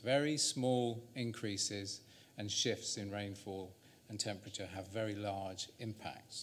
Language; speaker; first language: English; native; English